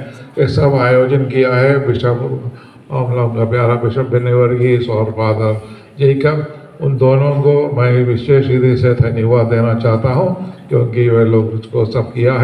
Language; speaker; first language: Hindi; non-native, local second language; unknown